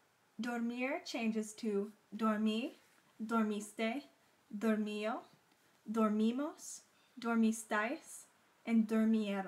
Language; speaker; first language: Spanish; non-native, learner; English